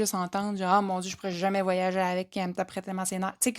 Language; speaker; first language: French; native; French